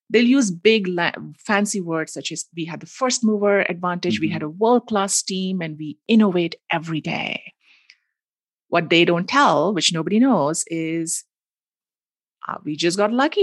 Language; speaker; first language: English; non-native, local second language; Hindi